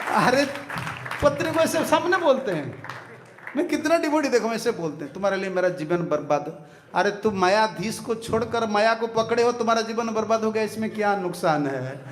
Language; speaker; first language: Hindi; non-native, local second language; Bangla